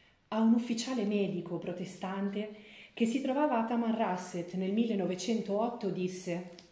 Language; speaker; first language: Italian; native; Italian